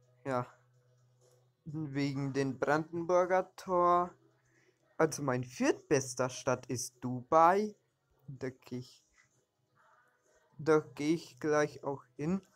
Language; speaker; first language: German; early bilingual, other home language; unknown